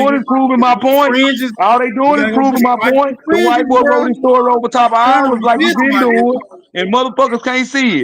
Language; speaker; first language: English; native; English